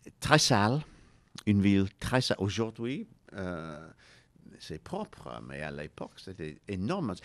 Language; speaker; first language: French; non-native, learner; English